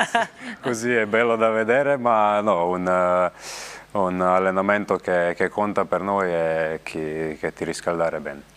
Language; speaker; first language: Italian; non-native, learner; Slovenian